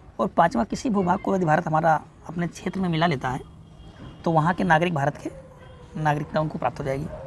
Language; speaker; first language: Hindi; native; Hindi